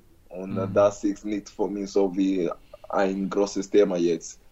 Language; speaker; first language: German; non-native, learner; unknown